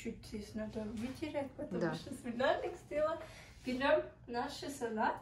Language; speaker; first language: Russian; early bilingual, heritage; Russian